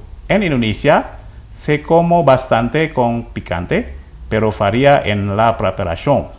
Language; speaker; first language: Spanish; non-native, fluent; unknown